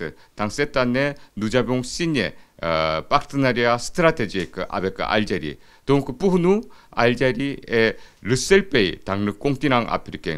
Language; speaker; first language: French; non-native, fluent; Korean